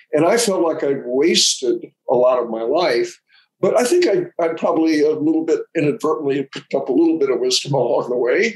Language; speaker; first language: English; native; English